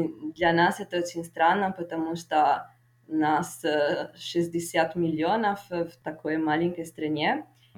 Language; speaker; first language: Russian; non-native, fluent; Italian